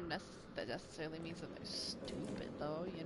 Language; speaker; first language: English; native; English